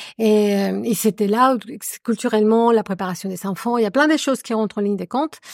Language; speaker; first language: French; non-native, fluent; Spanish